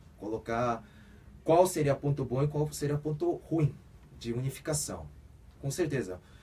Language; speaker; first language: Portuguese; early bilingual, other home language; Korean